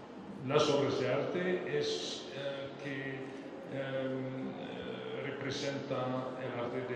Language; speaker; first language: Spanish; non-native, fluent; French